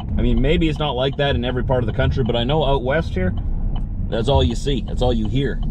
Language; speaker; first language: English; native; English